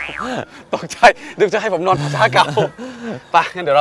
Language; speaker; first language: Thai; native; Thai